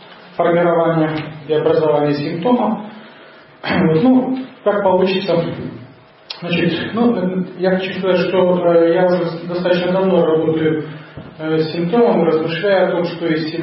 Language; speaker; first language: Russian; native; Russian